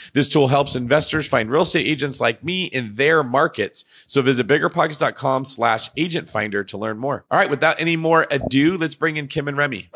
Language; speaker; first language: English; native; English